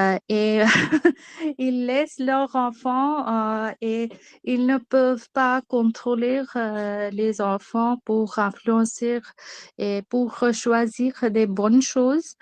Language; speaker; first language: French; non-native, learner; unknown